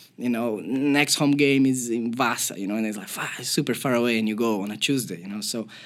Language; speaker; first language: English; non-native, fluent; Portuguese